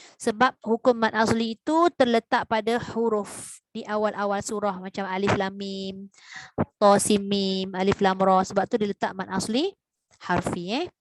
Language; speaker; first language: Malay; native; Malay